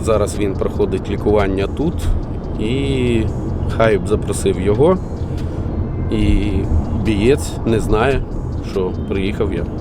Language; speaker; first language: Ukrainian; native; Ukrainian